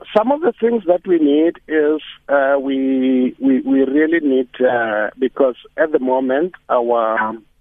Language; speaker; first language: English; non-native, local second language; Northern Sotho